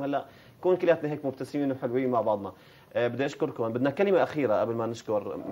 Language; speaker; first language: Arabic; native; Arabic